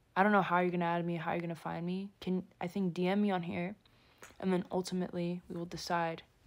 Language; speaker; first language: English; early bilingual, other home language; Spanish